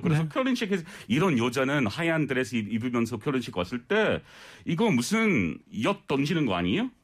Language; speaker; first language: Korean; non-native, learner; English